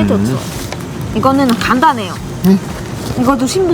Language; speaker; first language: Korean; non-native, fluent; Vietnamese